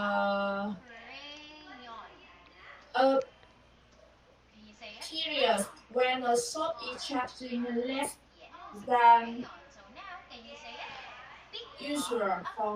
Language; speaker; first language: English; non-native, learner; Vietnamese